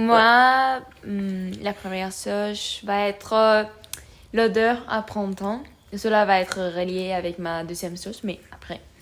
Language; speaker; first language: French; non-native, learner; Spanish